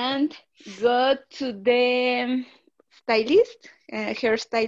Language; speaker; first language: English; non-native, learner; Spanish